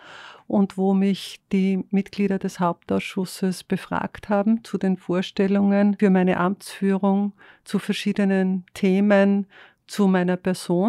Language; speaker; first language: German; native; German